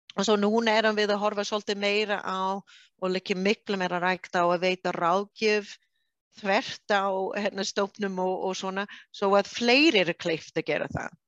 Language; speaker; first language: Icelandic; non-native, fluent; English